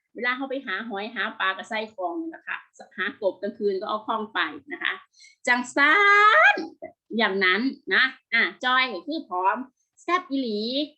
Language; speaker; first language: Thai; native; Thai